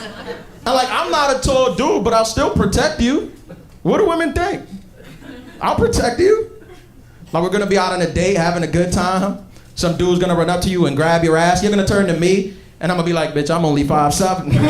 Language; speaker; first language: English; native; English